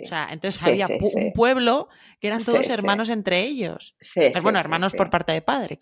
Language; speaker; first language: Spanish; native; Spanish